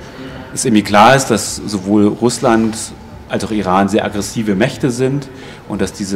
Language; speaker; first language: German; native; German